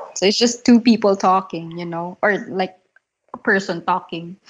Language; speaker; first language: English; non-native, local second language; Filipino